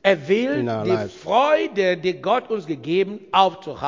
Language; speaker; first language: German; non-native, learner; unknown